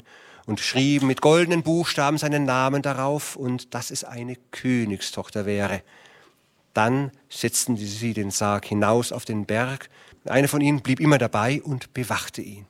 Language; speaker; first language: German; native; German